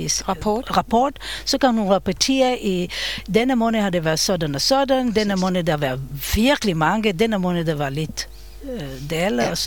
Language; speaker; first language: Danish; non-native, fluent; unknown